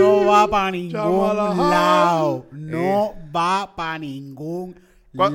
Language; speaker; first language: Spanish; native; Spanish